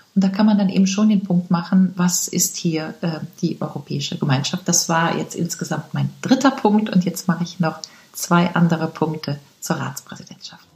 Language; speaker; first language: German; native; German